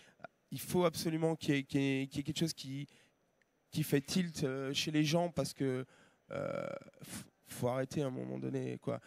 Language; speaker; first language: French; native; French